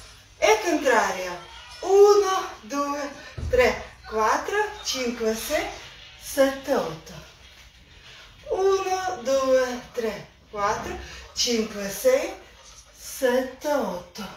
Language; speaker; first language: Italian; non-native, learner; Russian